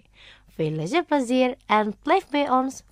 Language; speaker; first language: Dutch; non-native, local second language; Indonesian